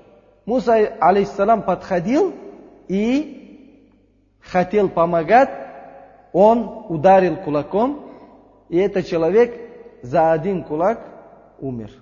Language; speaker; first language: Russian; non-native, learner; Uzbek